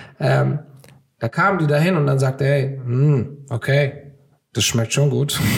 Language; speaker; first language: German; early bilingual, other home language; Turkish